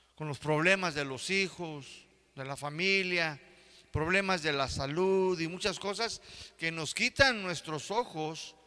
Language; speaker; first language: Spanish; early bilingual, heritage; Spanish